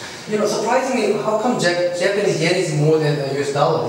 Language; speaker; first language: English; non-native, fluent; Korean